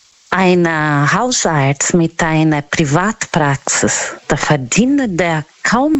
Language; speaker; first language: German; non-native, fluent; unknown